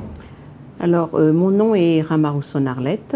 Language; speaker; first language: French; non-native, local second language; Malagasy